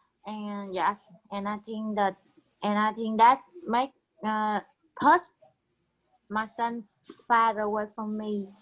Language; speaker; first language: English; non-native, learner; Vietnamese